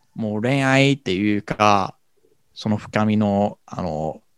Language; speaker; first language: Japanese; non-native, fluent; English